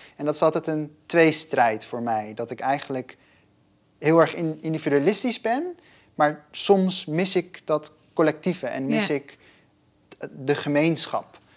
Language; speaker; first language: Dutch; native; Dutch